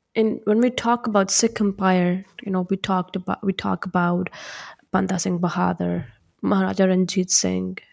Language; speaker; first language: English; non-native, local second language; Punjabi